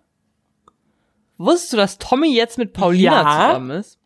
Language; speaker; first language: German; native; German